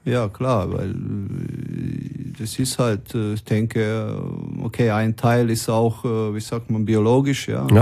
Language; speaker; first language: German; non-native, fluent; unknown